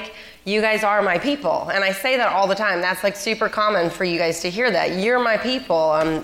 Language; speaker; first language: English; native; English